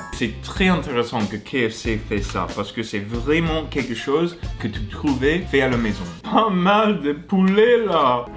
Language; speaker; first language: French; non-native, learner; English